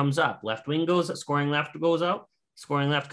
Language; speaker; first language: English; native; English